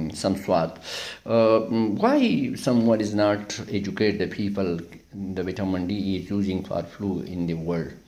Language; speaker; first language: English; non-native, local second language; Pashto